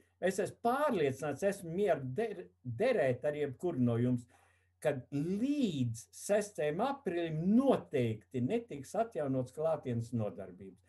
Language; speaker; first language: Latvian; native; Latvian